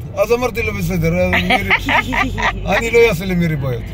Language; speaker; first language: Hebrew; non-native, fluent; Nepali